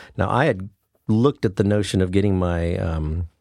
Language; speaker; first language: English; native; English